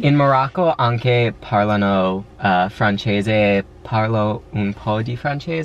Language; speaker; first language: Italian; non-native, learner; English